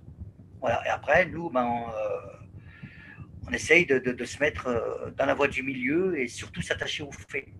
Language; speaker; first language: French; native; French